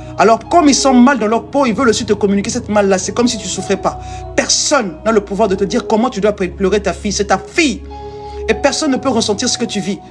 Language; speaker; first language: French; non-native, local second language; Lingala